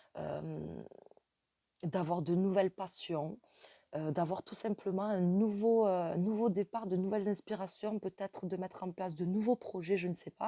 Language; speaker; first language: French; native; French